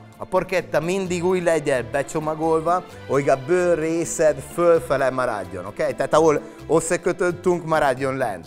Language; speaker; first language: Hungarian; non-native, fluent; Italian